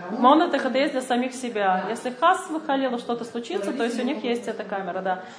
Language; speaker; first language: Russian; early bilingual, heritage; Russian